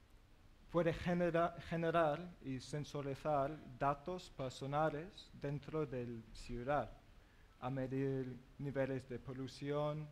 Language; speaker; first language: Spanish; non-native, learner; English